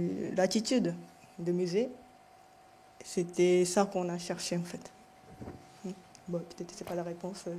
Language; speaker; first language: French; non-native, fluent; Japanese